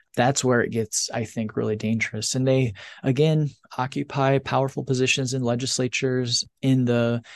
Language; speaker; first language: English; native; English